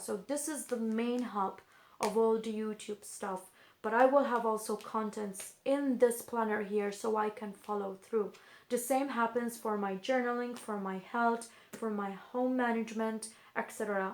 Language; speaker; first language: English; non-native, fluent; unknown